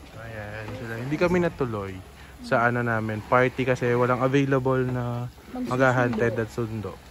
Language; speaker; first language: Filipino; native; Filipino